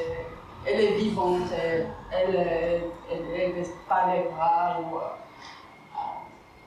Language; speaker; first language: French; non-native, fluent; Persian